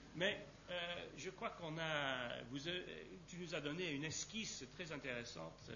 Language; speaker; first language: French; non-native, fluent; English